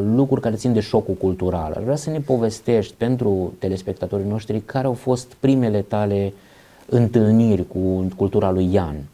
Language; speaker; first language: Romanian; native; Romanian